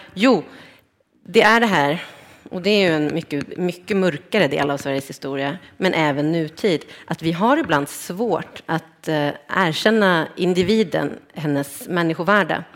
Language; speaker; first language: Swedish; native; Swedish